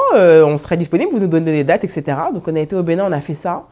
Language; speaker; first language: French; native; French